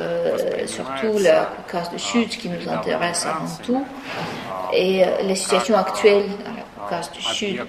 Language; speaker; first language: French; non-native, fluent; Russian